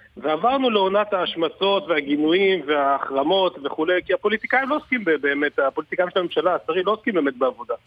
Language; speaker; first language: Hebrew; native; Hebrew